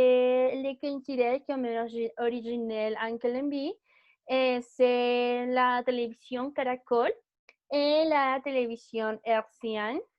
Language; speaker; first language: French; non-native, learner; Spanish